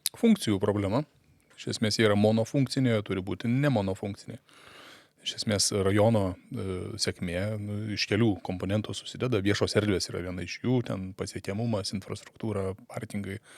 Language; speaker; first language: Lithuanian; native; Lithuanian